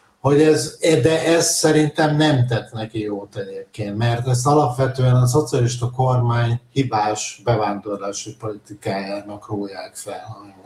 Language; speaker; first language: Hungarian; native; Hungarian